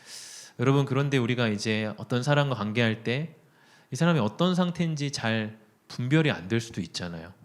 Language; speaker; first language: Korean; native; Korean